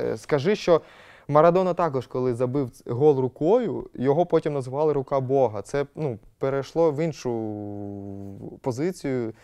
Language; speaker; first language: Ukrainian; native; Ukrainian